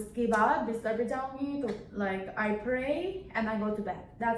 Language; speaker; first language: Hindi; non-native, local second language; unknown